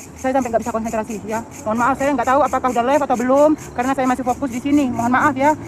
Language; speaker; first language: Indonesian; non-native, local second language; Madurese